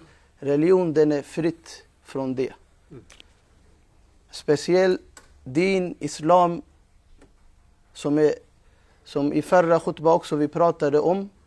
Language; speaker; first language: Swedish; non-native, fluent; Urdu